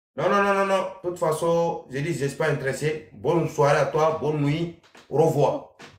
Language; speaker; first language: French; non-native, local second language; Bambara